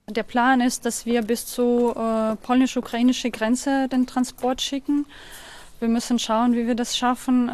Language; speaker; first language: German; non-native, fluent; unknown